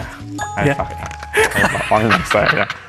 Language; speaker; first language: German; non-native, learner; Korean